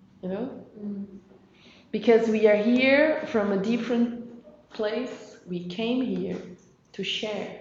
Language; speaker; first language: English; non-native, fluent; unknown